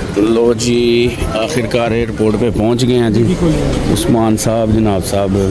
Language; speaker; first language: Urdu; non-native, local second language; Punjabi